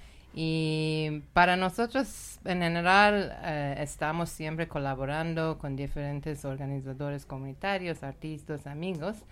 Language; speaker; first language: Spanish; non-native, learner; Persian